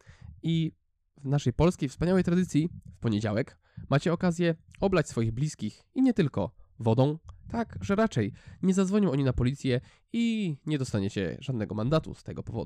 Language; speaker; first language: Polish; native; Polish